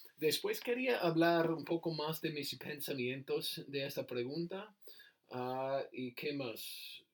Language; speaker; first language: Spanish; non-native, learner; English